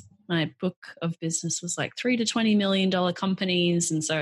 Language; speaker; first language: English; native; English